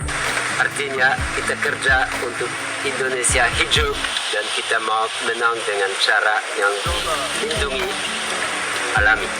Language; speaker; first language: Indonesian; non-native, learner; French